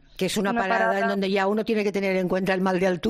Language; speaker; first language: Spanish; native; Spanish